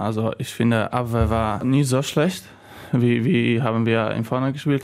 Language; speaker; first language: German; non-native, learner; Polish